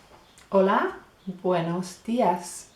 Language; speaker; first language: Spanish; non-native, fluent; English